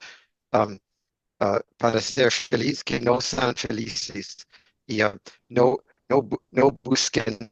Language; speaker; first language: Portuguese; non-native, learner; English